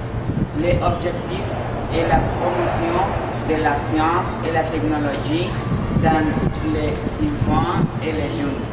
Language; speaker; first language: French; non-native, learner; Spanish